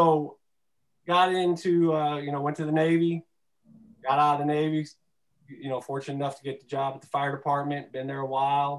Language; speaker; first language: English; native; English